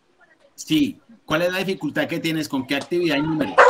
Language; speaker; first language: Spanish; native; Spanish